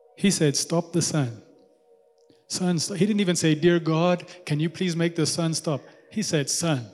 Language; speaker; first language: English; non-native, local second language; Amharic